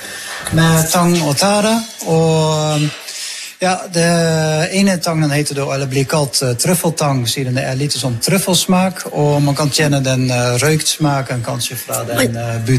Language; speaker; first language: Norwegian; non-native, fluent; Dutch